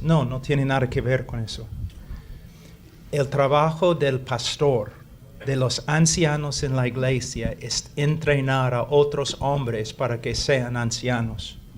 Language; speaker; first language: Spanish; non-native, fluent; English